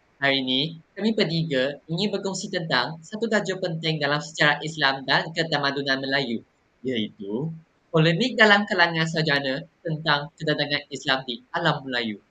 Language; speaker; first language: Malay; non-native, local second language; Chinese